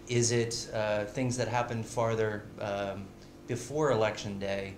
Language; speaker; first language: English; native; English